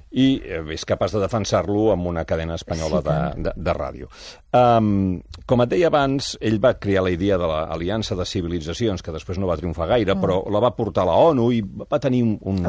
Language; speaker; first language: Catalan; native; Catalan